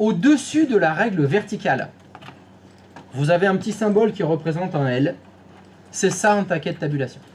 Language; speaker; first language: French; native; French